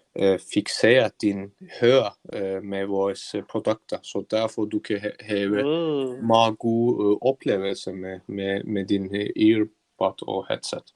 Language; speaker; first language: Danish; non-native, learner; Turkish